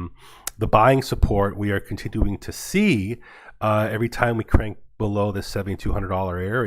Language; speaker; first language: English; native; English